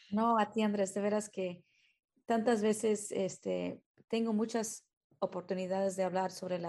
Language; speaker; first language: Spanish; early bilingual, heritage; Spanish